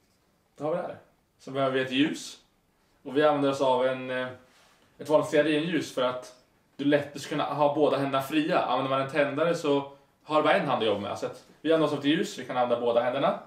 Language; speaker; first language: Swedish; native; Swedish